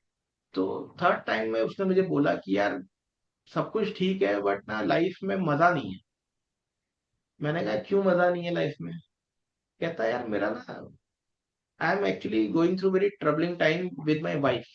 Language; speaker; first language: Hindi; native; Hindi